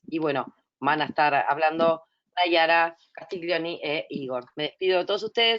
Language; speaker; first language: Spanish; native; Spanish